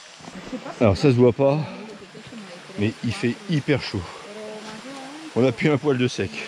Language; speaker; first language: French; native; French